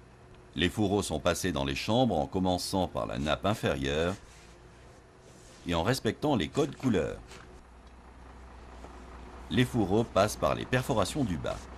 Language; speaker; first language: French; native; French